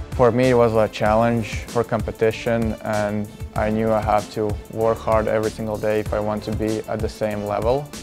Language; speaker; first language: English; non-native, fluent; Latvian